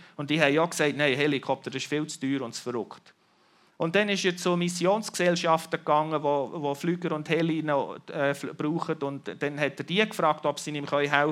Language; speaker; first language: German; native; German